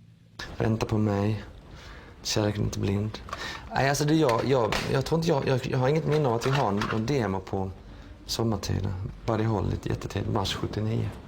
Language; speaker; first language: Swedish; native; Swedish